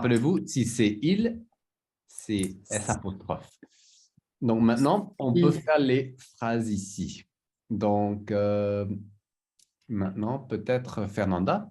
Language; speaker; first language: French; native; French